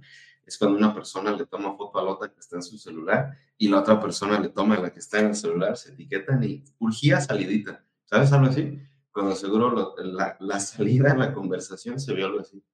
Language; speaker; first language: Spanish; native; Spanish